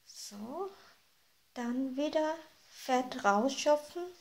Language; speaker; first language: German; non-native, fluent; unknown